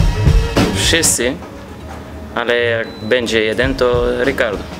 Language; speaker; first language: Polish; non-native, learner; Bulgarian